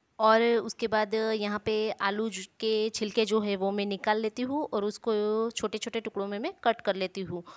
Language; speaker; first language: Hindi; non-native, local second language; Gujarati